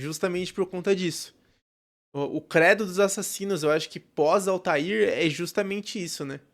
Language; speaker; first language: Portuguese; native; Portuguese